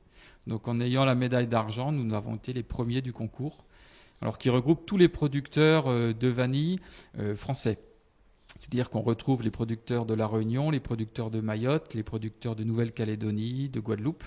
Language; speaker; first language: French; native; French